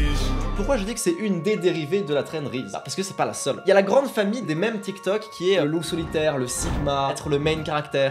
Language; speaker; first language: French; native; French